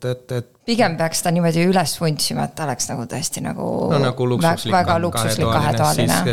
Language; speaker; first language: Estonian; native; Estonian